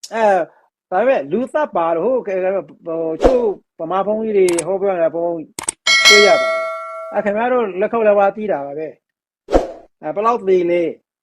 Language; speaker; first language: Burmese; native; Burmese